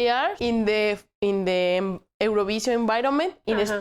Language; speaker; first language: English; non-native, learner; Spanish